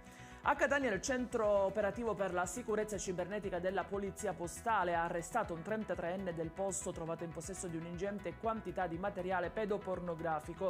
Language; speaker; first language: Italian; native; Italian